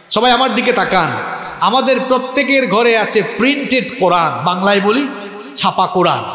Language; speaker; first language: Bangla; non-native, local second language; Sylheti